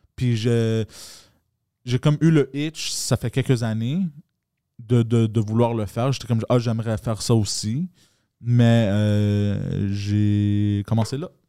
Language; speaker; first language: French; early bilingual, other home language; Greek